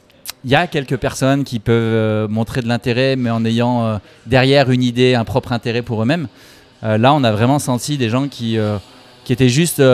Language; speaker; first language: French; native; French